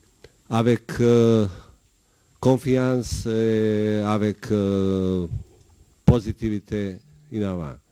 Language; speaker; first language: French; non-native, learner; Bosnian